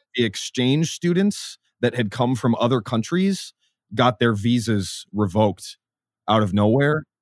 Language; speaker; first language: English; native; English